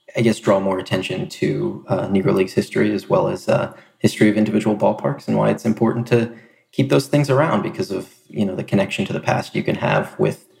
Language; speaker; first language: English; native; English